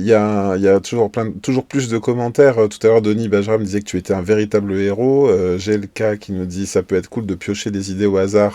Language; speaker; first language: French; native; French